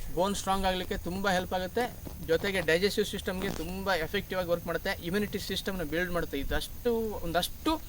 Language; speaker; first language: Kannada; non-native, local second language; Kodava